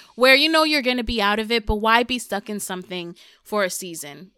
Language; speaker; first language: English; early bilingual, other home language; Spanish